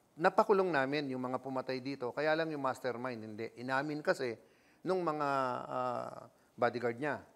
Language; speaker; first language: Filipino; native; Filipino